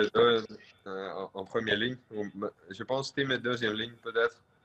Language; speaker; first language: French; non-native, local second language; Dutch